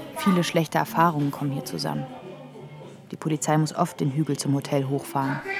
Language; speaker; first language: German; native; German